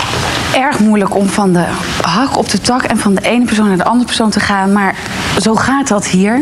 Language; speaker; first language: Dutch; native; Dutch